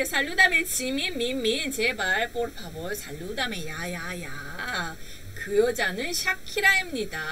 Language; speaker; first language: Spanish; non-native, learner; Korean